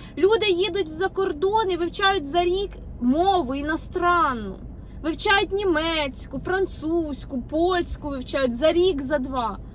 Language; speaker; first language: Ukrainian; non-native, local second language; Russian